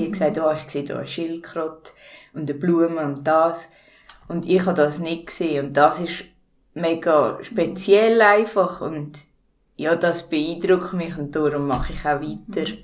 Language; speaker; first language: German; native; German